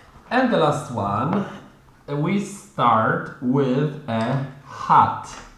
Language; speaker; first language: English; non-native, fluent; Polish